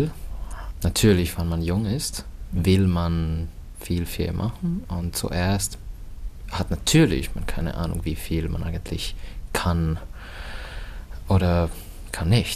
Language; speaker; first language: German; non-native, fluent; Finnish